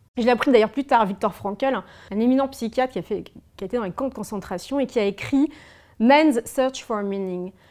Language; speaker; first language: French; native; French